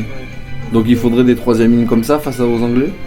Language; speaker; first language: French; native; French